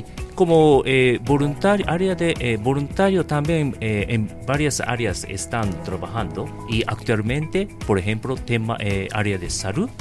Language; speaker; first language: Spanish; non-native, learner; Japanese